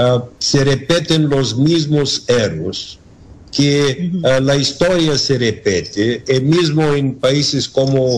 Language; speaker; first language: Spanish; non-native, learner; Bulgarian